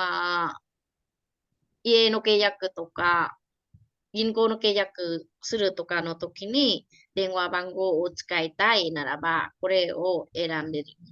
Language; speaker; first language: Japanese; non-native, fluent; Vietnamese